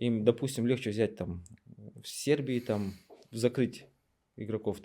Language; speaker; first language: Russian; native; Russian